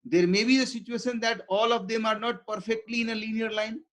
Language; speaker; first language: English; non-native, local second language; Nepali